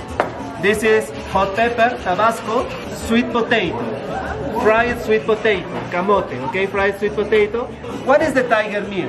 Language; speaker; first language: English; non-native, fluent; Spanish